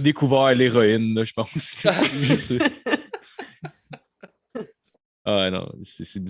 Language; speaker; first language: French; native; French